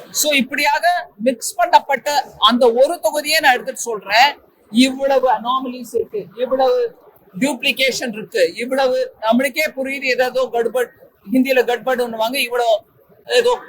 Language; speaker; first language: Tamil; native; Tamil